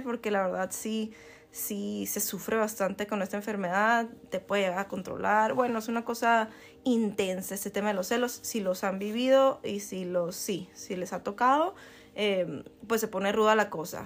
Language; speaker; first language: Spanish; native; Spanish